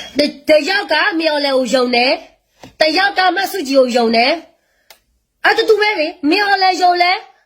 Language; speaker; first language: Burmese; non-native, local second language; S'gaw Karen